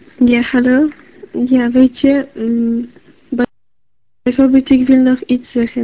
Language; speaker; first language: Dutch; non-native, learner; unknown